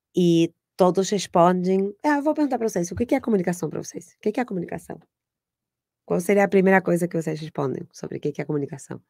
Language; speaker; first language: Portuguese; non-native, fluent; Spanish